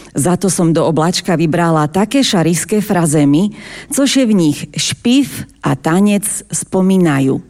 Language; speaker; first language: Slovak; native; Slovak